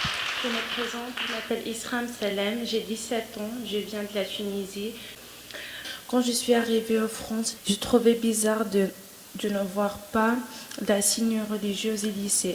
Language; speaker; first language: French; non-native, local second language; Arabic